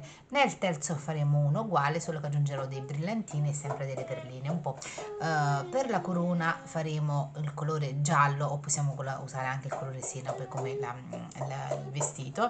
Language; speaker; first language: Italian; native; Italian